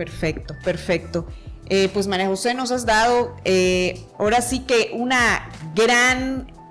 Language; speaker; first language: Spanish; native; Spanish